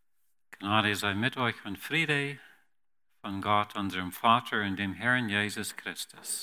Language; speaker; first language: German; non-native, learner; Plautdietsch